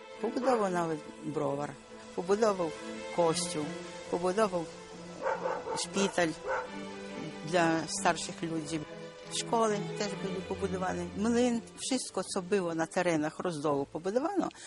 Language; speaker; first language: Polish; early bilingual, heritage; Polish